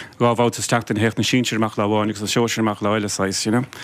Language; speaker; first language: Irish; non-native, local second language; English